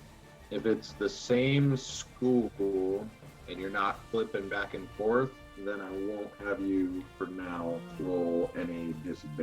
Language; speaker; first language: English; native; English